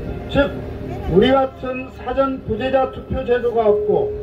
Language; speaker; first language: Korean; native; Korean